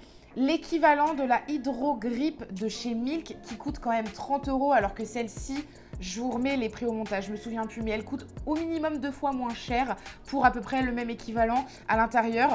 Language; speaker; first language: French; native; French